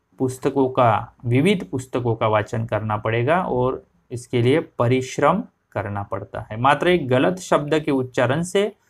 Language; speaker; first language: Hindi; non-native, local second language; Marathi